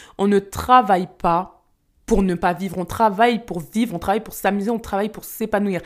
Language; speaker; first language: French; early bilingual, other home language; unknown